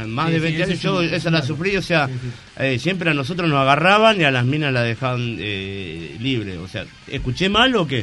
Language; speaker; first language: Spanish; native; Spanish